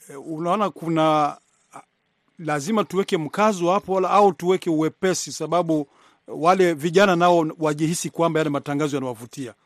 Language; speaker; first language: Swahili; non-native, local second language; Rundi